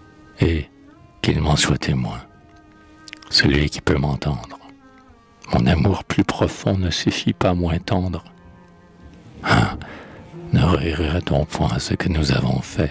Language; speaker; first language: French; native; French